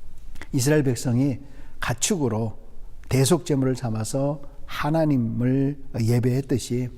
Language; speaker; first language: Korean; native; Korean